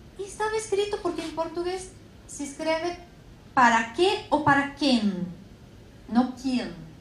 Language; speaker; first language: Spanish; non-native, fluent; Portuguese